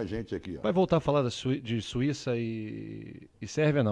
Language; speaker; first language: Portuguese; native; Portuguese